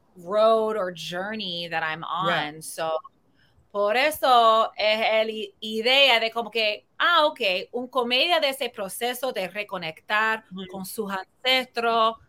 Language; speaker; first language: Spanish; early bilingual, heritage; Spanish